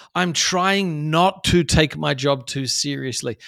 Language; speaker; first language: English; native; English